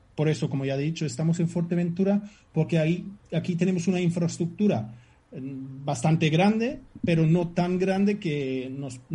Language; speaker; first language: Spanish; non-native, fluent; German